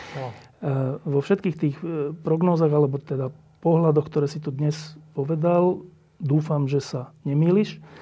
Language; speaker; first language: Slovak; native; Slovak